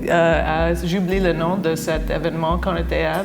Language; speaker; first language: French; non-native, fluent; English